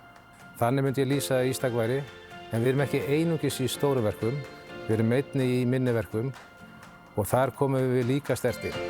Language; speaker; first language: Icelandic; native; Icelandic